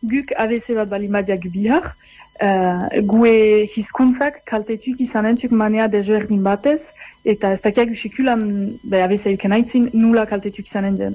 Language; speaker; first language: Basque; native; Basque